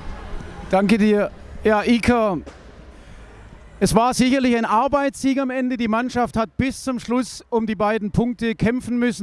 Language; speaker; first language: German; native; German